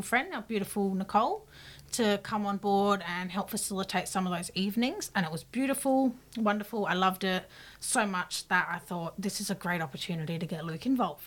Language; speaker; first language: English; native; English